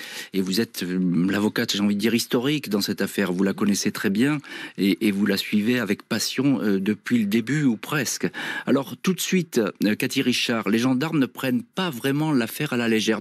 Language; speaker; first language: French; native; French